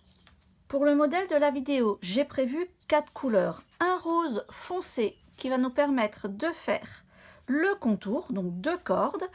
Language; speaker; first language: French; native; French